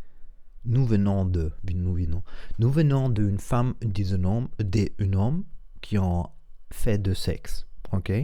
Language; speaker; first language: French; non-native, learner; Spanish